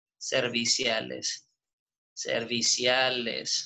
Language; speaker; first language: Spanish; native; Spanish